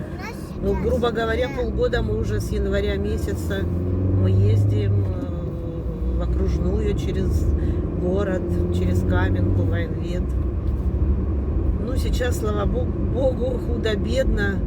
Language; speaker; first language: Russian; native; Russian